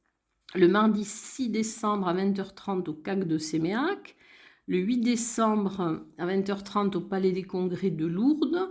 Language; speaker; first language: French; native; French